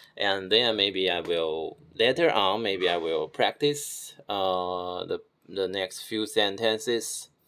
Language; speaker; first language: English; non-native, fluent; Chinese